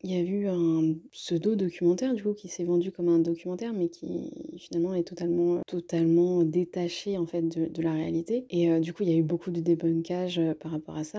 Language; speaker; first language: French; native; French